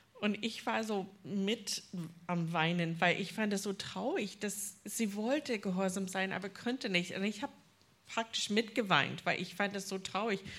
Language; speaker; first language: German; non-native, fluent; English